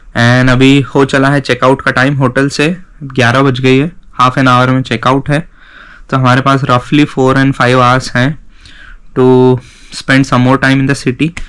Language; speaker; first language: Hindi; native; Hindi